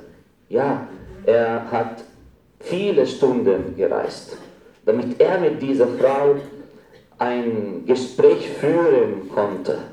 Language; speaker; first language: German; non-native, fluent; Arabic